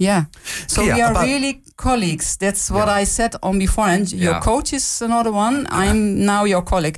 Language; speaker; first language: English; non-native, fluent; Dutch